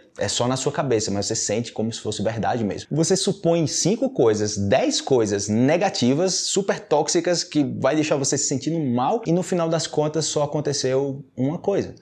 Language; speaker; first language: Portuguese; native; Portuguese